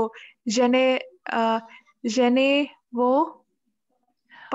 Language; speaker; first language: French; non-native, learner; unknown